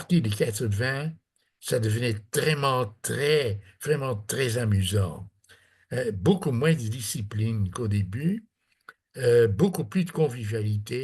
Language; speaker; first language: French; non-native, fluent; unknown